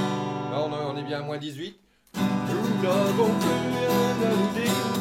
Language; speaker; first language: French; native; French